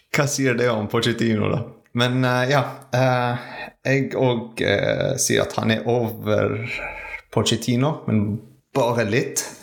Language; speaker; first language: Norwegian; non-native, learner; French